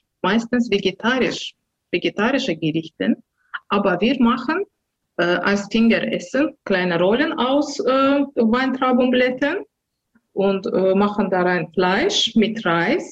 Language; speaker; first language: German; non-native, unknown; Azerbaijani